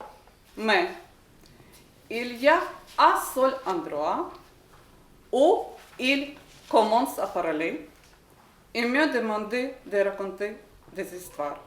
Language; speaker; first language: French; non-native, learner; Ukrainian